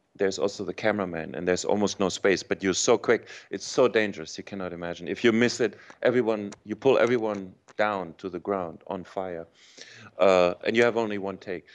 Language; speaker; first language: English; non-native, fluent; German